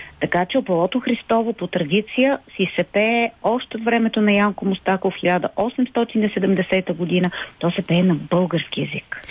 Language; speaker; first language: Bulgarian; native; Bulgarian